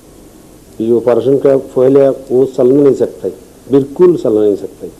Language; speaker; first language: Hindi; non-native, learner; Bangla